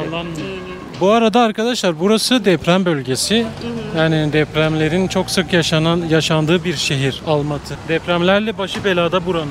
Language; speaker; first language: Turkish; native; Turkish